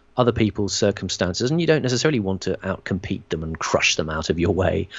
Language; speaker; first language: English; native; English